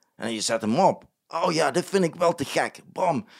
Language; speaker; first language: Dutch; non-native, fluent; English